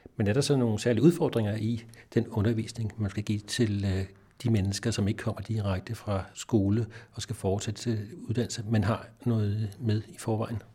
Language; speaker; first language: Danish; native; Danish